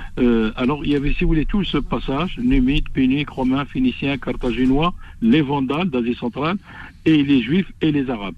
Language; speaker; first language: French; non-native, local second language; Arabic